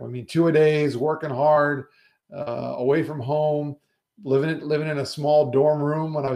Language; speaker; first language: English; native; English